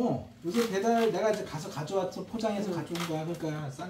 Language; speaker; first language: Korean; native; Korean